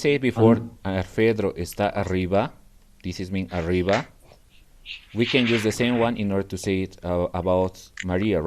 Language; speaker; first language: English; non-native, learner; Spanish